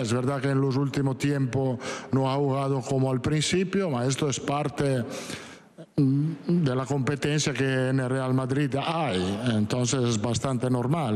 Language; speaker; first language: Spanish; non-native, fluent; Italian